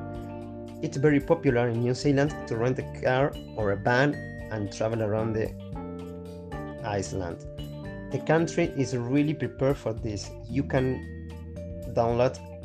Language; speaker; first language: English; non-native, fluent; Spanish